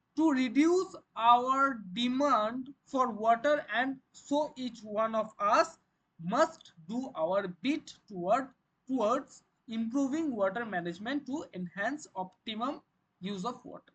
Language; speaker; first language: English; non-native, local second language; Bangla